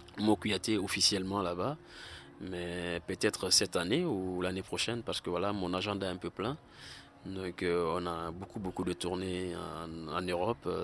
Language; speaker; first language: French; non-native, local second language; Susu